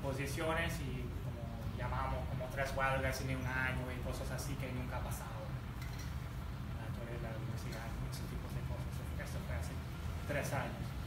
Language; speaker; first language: Spanish; early bilingual, heritage; Spanish